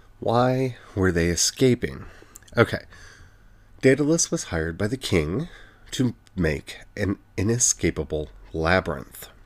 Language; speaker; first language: English; native; English